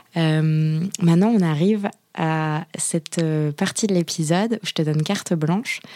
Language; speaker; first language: French; native; French